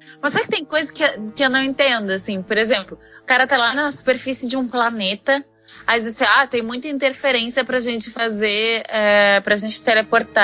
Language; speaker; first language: Portuguese; native; Portuguese